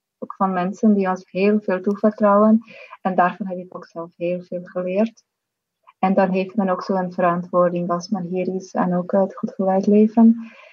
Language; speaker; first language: Dutch; non-native, fluent; Slovak